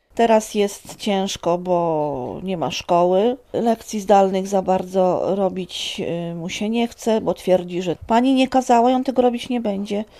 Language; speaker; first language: Polish; native; Polish